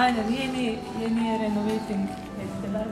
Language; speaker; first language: Turkish; non-native, fluent; Slovenian